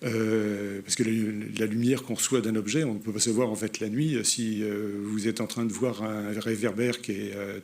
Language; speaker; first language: French; native; French